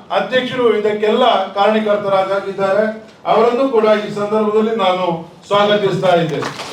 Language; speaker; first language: Kannada; native; Kannada